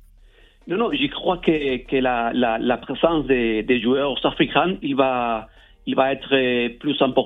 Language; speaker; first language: French; non-native, learner; Spanish